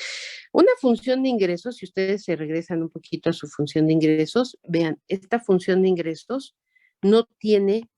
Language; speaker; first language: Spanish; native; Spanish